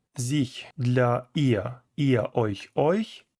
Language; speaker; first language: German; non-native, fluent; Ukrainian